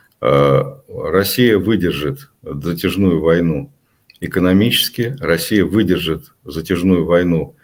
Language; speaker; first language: Russian; native; Russian